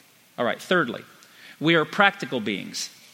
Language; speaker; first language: English; native; English